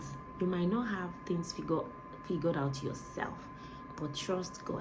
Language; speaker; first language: English; non-native, local second language; Yoruba